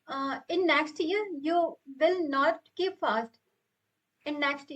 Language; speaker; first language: English; non-native, local second language; Hindi